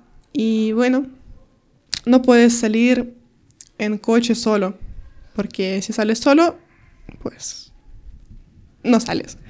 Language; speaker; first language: Spanish; non-native, learner; Ukrainian